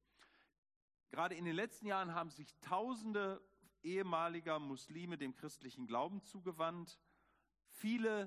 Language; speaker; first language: German; native; German